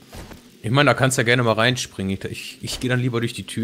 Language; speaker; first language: German; native; German